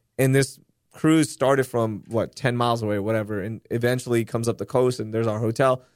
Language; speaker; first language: English; early bilingual, other home language; Urdu